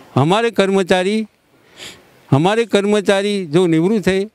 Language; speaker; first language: Hindi; non-native, local second language; Gujarati